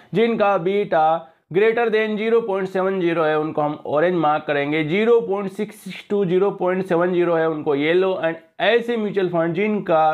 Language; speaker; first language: Hindi; native; Hindi